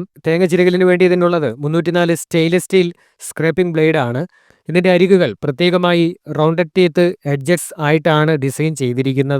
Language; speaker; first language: Malayalam; native; Malayalam